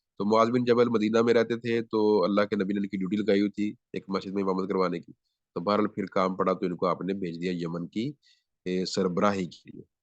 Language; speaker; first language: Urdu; non-native, local second language; Punjabi